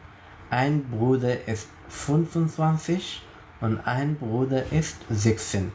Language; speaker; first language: German; non-native, fluent; Pashto